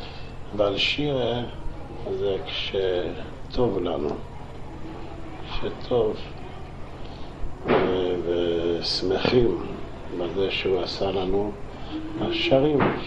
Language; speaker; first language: Hebrew; non-native, local second language; Yiddish